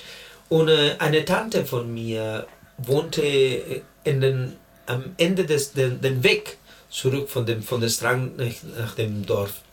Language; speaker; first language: German; non-native, learner; Spanish